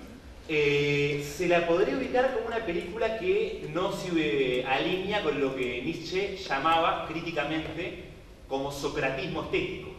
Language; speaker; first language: Spanish; native; Spanish